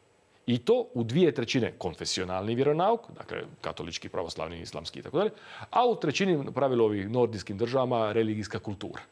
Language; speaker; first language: Croatian; native; Croatian